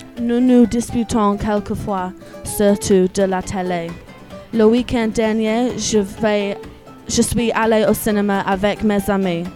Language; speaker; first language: French; non-native, learner; English